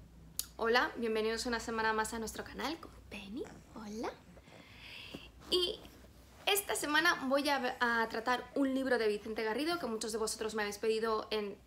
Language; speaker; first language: Spanish; native; Spanish